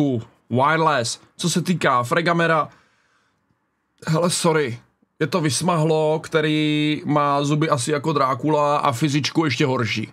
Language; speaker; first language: Czech; native; Czech